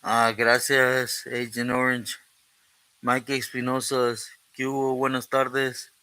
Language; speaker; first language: Spanish; early bilingual, heritage; Spanish